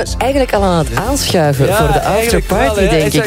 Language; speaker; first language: Dutch; native; Dutch